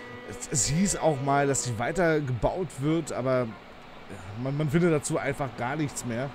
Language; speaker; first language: German; native; German